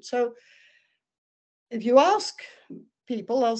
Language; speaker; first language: English; native; English